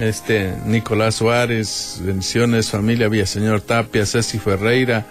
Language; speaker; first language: Spanish; native; Spanish